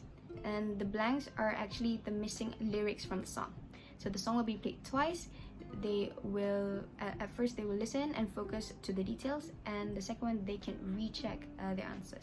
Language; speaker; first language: English; non-native, local second language; Malay